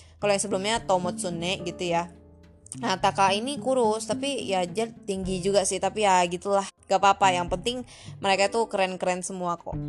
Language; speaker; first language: Indonesian; native; Indonesian